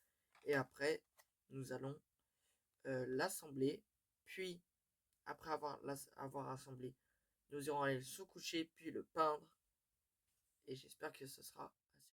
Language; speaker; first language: French; native; French